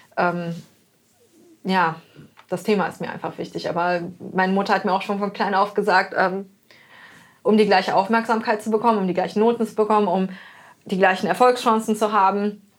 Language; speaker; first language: German; native; German